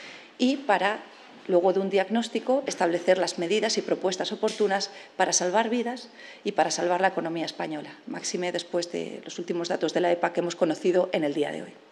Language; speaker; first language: Spanish; native; Spanish